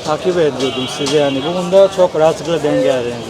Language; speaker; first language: Turkish; non-native, fluent; Bangla